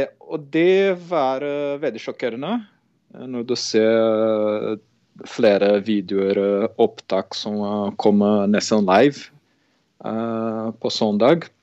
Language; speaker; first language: Norwegian; non-native, fluent; Portuguese